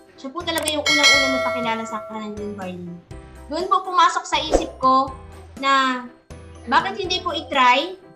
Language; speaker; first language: Filipino; native; Filipino